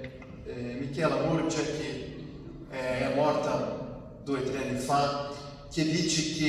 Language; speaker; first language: Italian; non-native, fluent; Portuguese